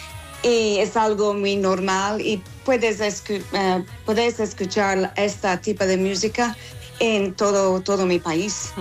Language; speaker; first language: Spanish; non-native, learner; English